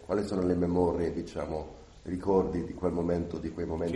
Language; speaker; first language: Italian; non-native, fluent; English